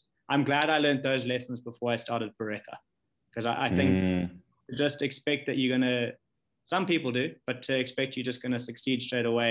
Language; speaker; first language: English; native; English